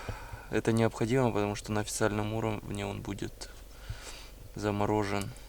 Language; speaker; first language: Russian; native; Russian